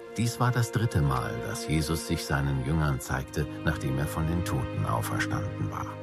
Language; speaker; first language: German; native; German